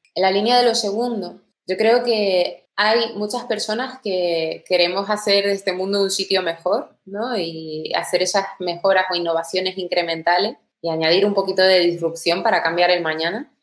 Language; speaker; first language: Spanish; native; Spanish